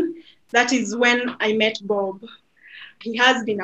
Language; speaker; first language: English; non-native, local second language; Kikuyu